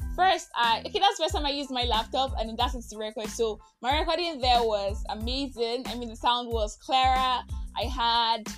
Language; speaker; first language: English; non-native, local second language; Igbo